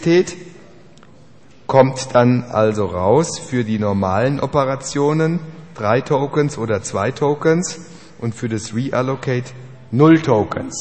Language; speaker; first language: German; native; German